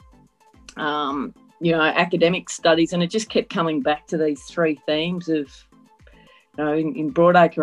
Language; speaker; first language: English; native; English